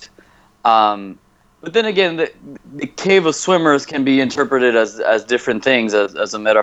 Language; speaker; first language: English; non-native, fluent; Spanish